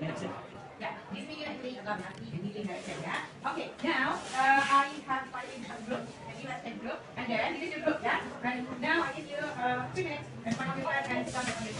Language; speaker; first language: English; non-native, learner; Indonesian